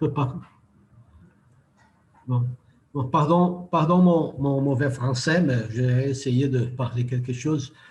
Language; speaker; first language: French; non-native, fluent; Portuguese